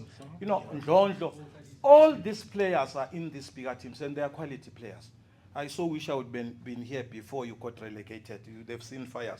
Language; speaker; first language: English; non-native, local second language; Zulu